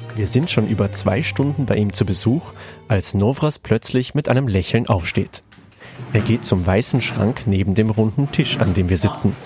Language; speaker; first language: German; native; German